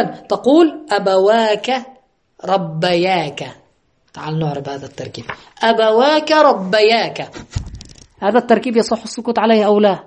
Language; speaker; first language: Arabic; native; Arabic